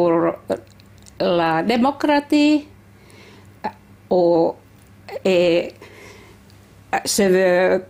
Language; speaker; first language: French; non-native, learner; Finnish